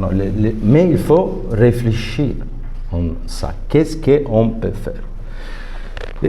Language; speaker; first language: French; non-native, fluent; Italian